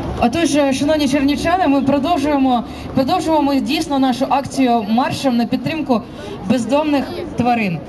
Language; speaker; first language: Ukrainian; native; Ukrainian